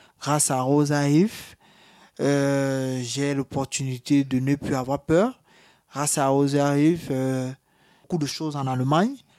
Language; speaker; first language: French; native; French